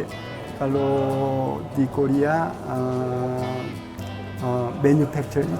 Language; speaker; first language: Indonesian; non-native, learner; Korean